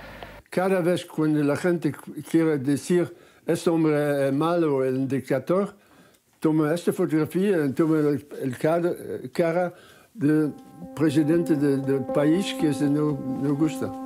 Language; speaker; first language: Spanish; non-native, learner; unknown